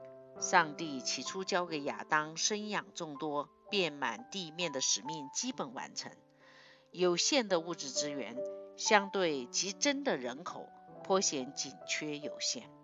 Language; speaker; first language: Chinese; native; Chinese